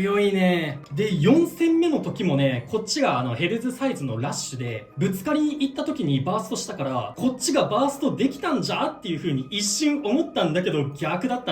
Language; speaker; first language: Japanese; native; Japanese